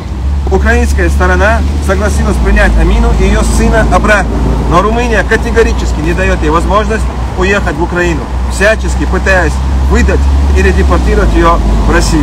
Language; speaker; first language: Russian; non-native, local second language; Chechen